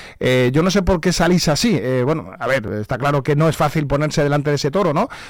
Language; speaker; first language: Spanish; native; Spanish